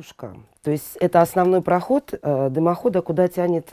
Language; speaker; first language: Russian; native; Russian